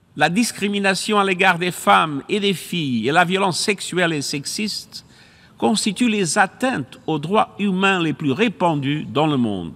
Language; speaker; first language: French; non-native, fluent; Portuguese